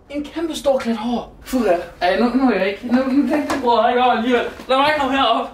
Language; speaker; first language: Danish; native; Danish